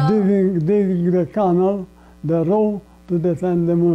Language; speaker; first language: English; non-native, learner; Polish